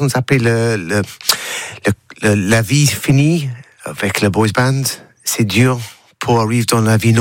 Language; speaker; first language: French; non-native, learner; English